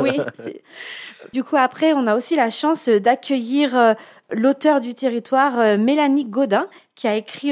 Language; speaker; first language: French; native; French